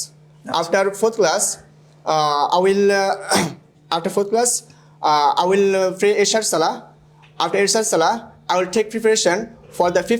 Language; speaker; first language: English; non-native, learner; Bangla